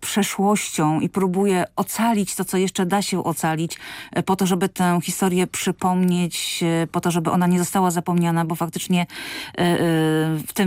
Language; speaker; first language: Polish; native; Polish